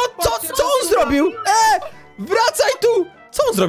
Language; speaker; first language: Polish; native; Polish